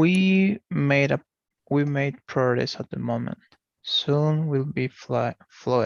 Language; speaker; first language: English; non-native, learner; Portuguese